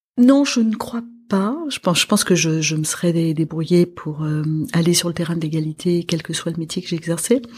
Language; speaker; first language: French; non-native, local second language; Arabic